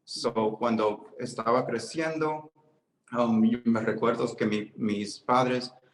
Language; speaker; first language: Spanish; early bilingual, heritage; Spanish